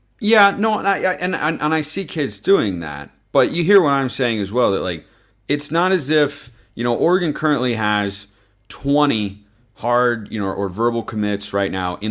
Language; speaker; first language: English; native; English